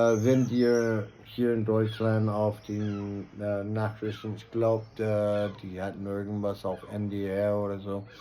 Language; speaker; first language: German; non-native, learner; English